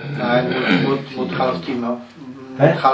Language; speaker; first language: Norwegian; non-native, learner; Polish